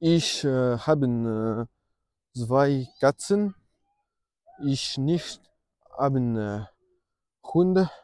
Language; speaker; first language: German; non-native, learner; French